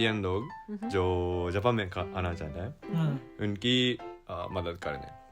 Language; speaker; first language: Hindi; non-native, learner; Japanese